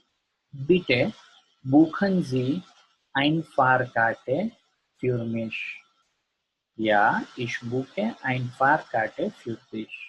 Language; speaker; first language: German; non-native, learner; Gujarati